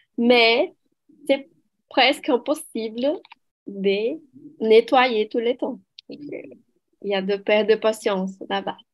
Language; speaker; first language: French; non-native, learner; Portuguese